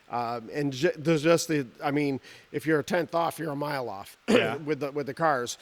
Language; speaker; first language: English; native; English